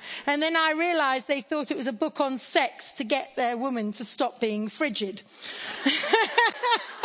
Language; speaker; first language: English; native; English